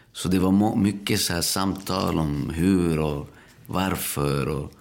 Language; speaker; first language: Swedish; early bilingual, other home language; Spanish